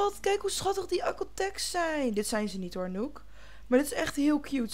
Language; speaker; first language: Dutch; native; Dutch